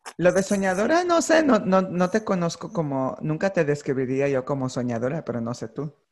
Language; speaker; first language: Spanish; early bilingual, heritage; Spanish